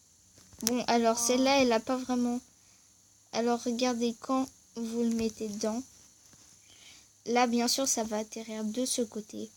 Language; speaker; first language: French; native; French